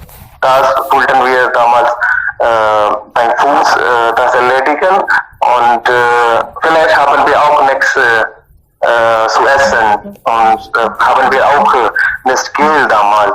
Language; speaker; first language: German; non-native, learner; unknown